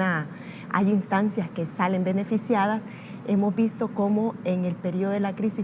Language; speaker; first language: Spanish; native; Spanish